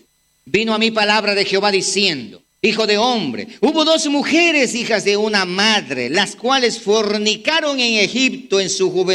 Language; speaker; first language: Spanish; native; Spanish